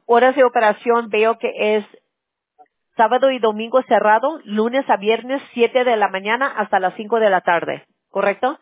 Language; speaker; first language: Spanish; early bilingual, heritage; Spanish